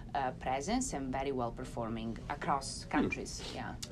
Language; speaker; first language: English; non-native, fluent; Italian